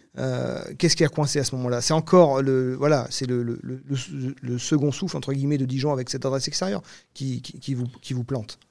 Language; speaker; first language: French; native; French